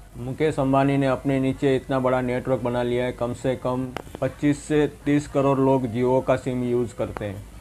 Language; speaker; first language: Hindi; non-native, local second language; Gujarati